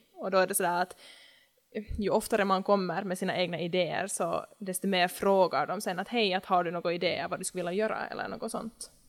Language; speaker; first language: Swedish; native; Swedish